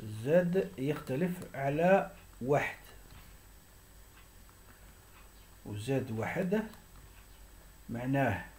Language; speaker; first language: Arabic; native; Arabic